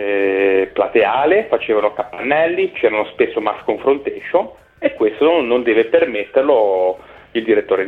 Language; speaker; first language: Italian; native; Italian